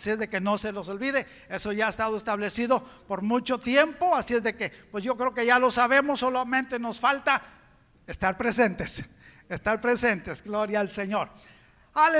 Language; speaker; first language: Spanish; native; Spanish